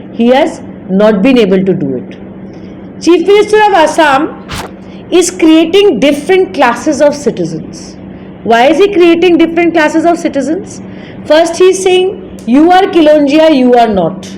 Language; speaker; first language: English; non-native, local second language; Bangla